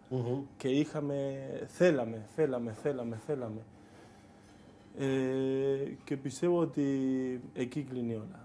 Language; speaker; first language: Greek; non-native, fluent; Spanish